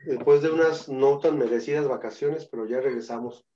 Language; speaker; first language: Spanish; native; Spanish